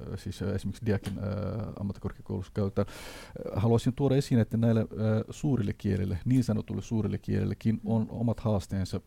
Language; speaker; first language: Finnish; non-native, fluent; Somali